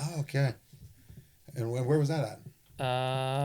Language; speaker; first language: English; native; English